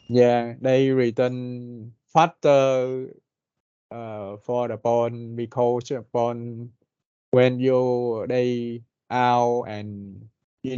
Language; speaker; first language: English; non-native, learner; Vietnamese